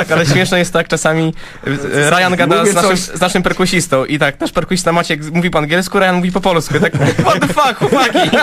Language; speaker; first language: Polish; native; Polish